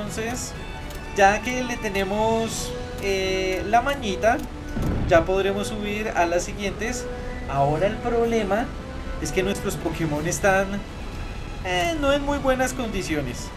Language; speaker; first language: Spanish; native; Spanish